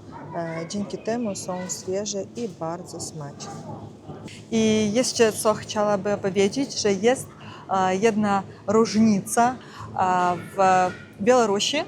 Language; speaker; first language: Polish; non-native, learner; Russian